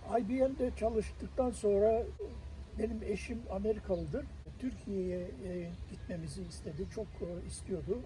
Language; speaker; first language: Turkish; native; Turkish